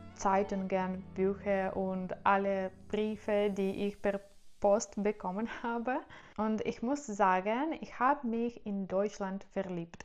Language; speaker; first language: German; non-native, learner; Ukrainian